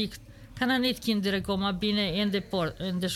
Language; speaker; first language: Dutch; non-native, learner; Serbian